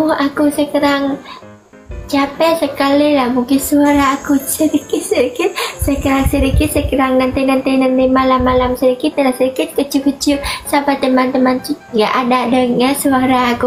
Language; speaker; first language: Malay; non-native, learner; Vietnamese